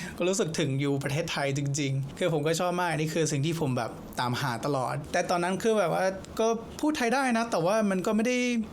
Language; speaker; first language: Thai; non-native, fluent; English